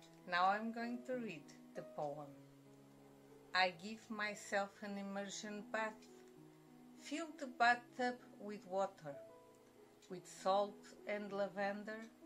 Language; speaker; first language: English; non-native, fluent; Portuguese